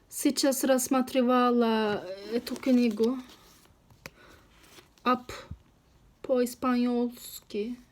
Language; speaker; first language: Russian; non-native, learner; Turkish